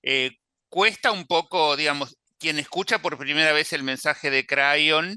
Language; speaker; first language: Spanish; native; Spanish